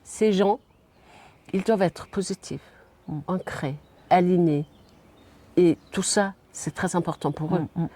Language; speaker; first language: French; non-native, fluent; Mongolian